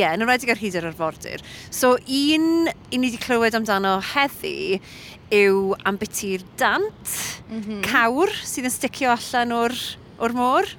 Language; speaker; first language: Welsh; native; Welsh